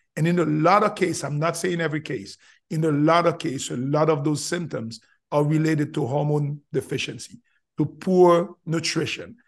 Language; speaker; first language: English; non-native, fluent; Haitian Creole